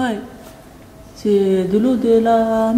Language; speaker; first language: French; non-native, local second language; Arabic